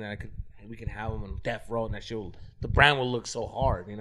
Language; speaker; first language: English; early bilingual, other home language; Spanish